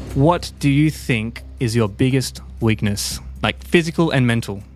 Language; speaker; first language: English; native; English